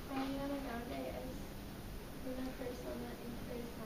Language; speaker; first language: Spanish; non-native, learner; English